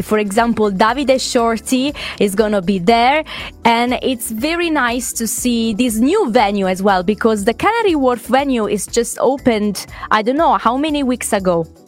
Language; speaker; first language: English; non-native, fluent; Italian